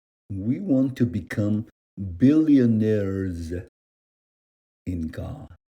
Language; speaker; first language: English; non-native, fluent; Korean